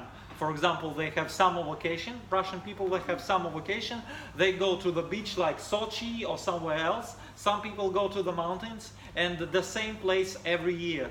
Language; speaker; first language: English; non-native, fluent; Russian